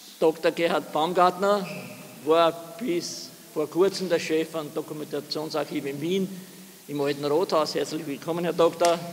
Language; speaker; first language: German; native; German